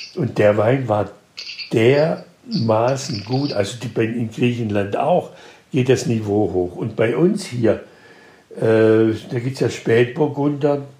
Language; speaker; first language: German; native; German